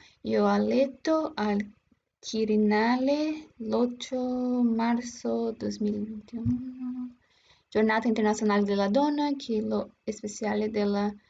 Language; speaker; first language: Italian; non-native, learner; Portuguese